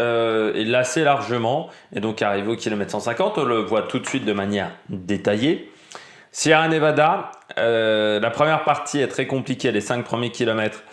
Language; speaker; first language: French; native; French